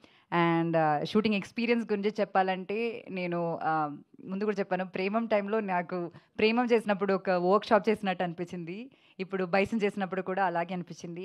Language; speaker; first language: Telugu; non-native, local second language; Malayalam